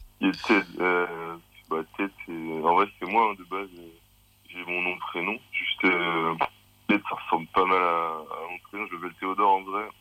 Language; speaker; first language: French; native; French